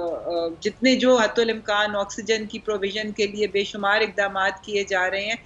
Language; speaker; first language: Urdu; native; Urdu